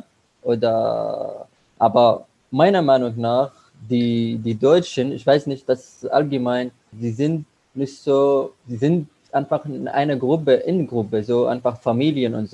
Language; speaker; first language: German; non-native, learner; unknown